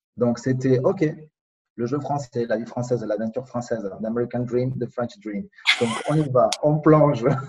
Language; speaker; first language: French; non-native, fluent; Spanish